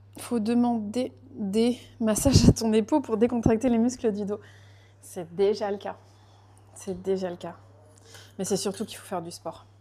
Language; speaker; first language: French; early bilingual, other home language; Portuguese